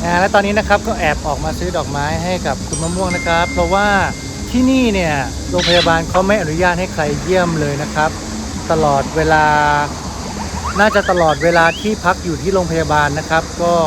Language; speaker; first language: Thai; native; Thai